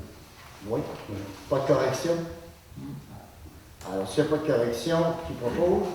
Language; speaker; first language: French; native; French